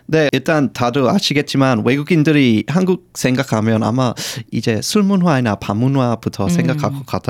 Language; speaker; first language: Korean; non-native, fluent; English